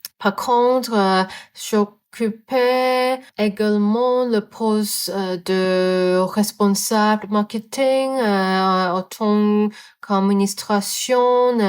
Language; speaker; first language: French; non-native, learner; Cantonese